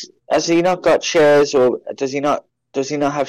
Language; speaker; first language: English; native; English